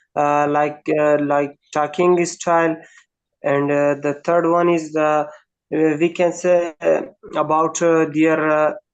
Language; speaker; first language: English; non-native, learner; Persian